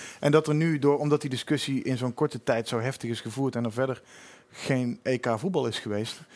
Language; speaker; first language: Dutch; native; Dutch